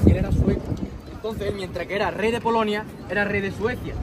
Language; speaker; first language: Spanish; native; Spanish